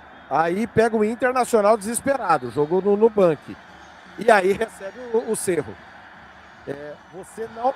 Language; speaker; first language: Portuguese; native; Portuguese